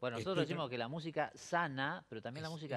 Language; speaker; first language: Spanish; native; Spanish